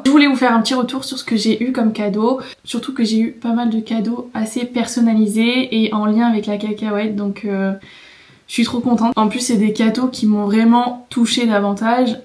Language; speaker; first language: French; native; French